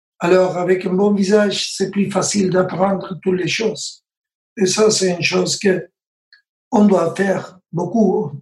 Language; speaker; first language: French; non-native, learner; Spanish